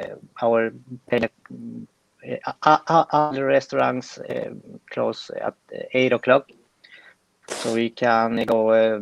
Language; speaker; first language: English; non-native, fluent; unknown